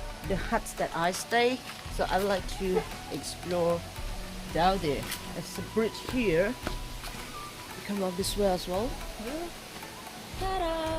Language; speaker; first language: English; non-native, fluent; Thai